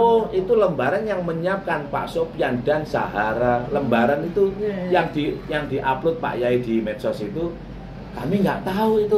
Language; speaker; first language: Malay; non-native, local second language; Javanese